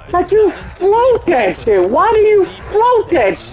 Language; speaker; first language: English; native; English